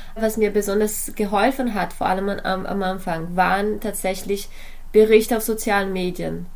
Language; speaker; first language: German; non-native, fluent; Portuguese